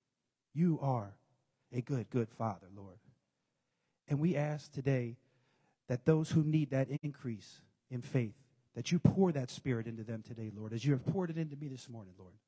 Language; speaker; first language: English; native; English